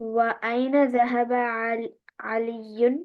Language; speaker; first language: Arabic; non-native, learner; Urdu